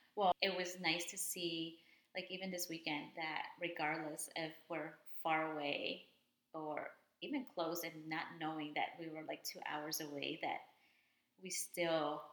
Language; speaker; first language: English; early bilingual, other home language; Spanish